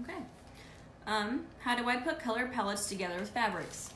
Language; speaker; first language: English; native; English